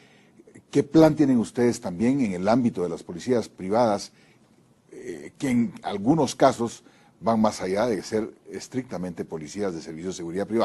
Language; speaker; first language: Spanish; native; Spanish